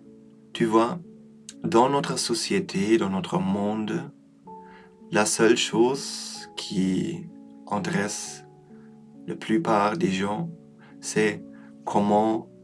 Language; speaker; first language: French; non-native, learner; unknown